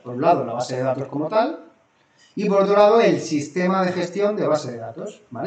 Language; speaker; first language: Spanish; native; Spanish